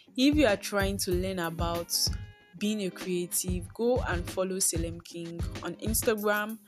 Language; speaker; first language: English; non-native, local second language; Yoruba